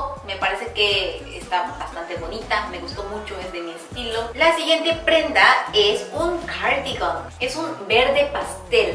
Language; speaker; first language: Spanish; non-native, fluent; Korean